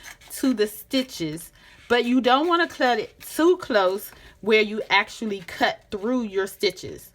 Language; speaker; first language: English; native; English